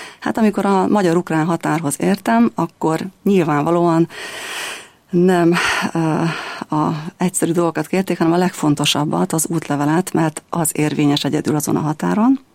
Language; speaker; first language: Hungarian; native; Hungarian